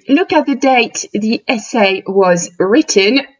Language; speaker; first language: English; non-native, fluent; French